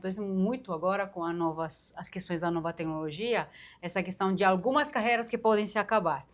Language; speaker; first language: Portuguese; non-native, fluent; Romanian